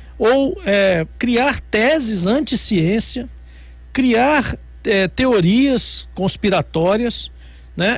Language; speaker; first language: Portuguese; native; Portuguese